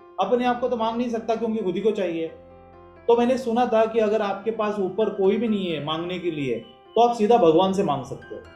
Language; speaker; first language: Hindi; non-native, local second language; Marathi